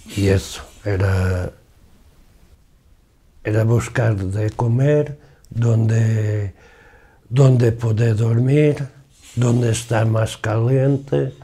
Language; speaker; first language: Spanish; non-native, fluent; Portuguese